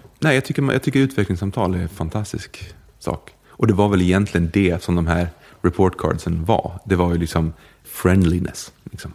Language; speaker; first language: Swedish; native; Swedish